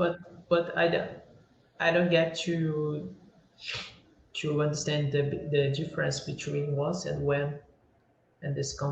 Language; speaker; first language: English; non-native, learner; Portuguese